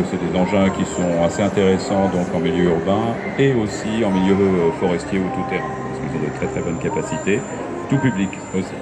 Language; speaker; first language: French; native; French